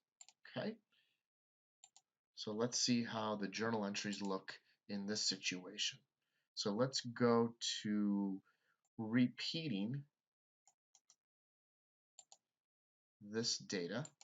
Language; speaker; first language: English; native; English